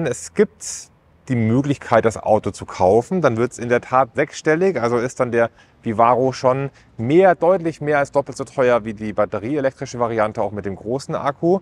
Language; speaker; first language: German; native; German